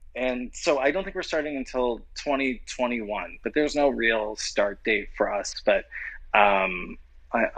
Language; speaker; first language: English; native; English